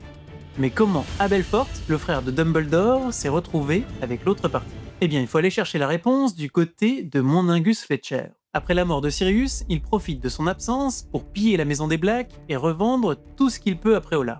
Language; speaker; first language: French; native; French